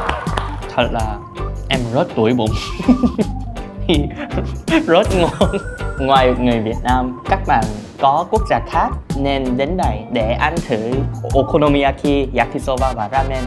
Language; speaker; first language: Vietnamese; non-native, fluent; Korean